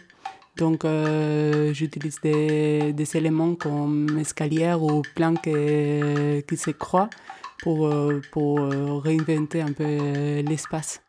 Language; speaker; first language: French; non-native, fluent; Spanish